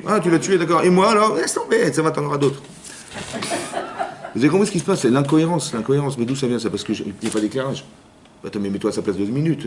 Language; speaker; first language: French; native; French